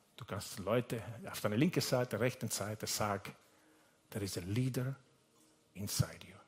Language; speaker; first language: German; non-native, fluent; Italian